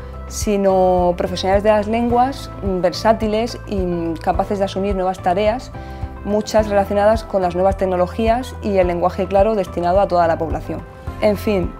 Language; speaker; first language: Spanish; native; Spanish